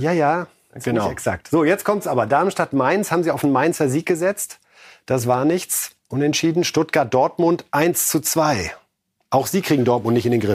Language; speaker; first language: German; native; German